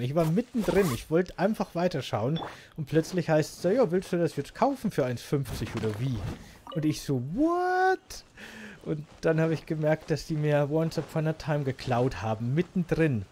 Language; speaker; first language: German; native; German